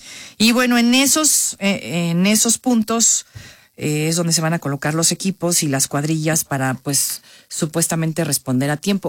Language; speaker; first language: Spanish; native; Spanish